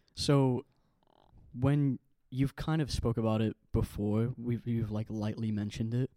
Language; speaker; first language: English; native; English